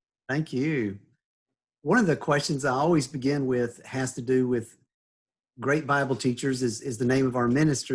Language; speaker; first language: English; native; English